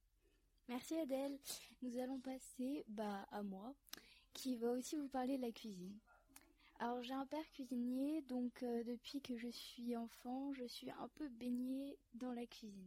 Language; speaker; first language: French; native; French